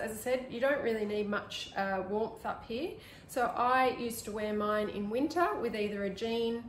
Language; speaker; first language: English; native; English